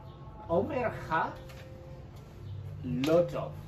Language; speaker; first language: Hebrew; non-native, learner; English